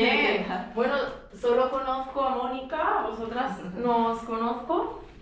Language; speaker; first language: Spanish; native; Spanish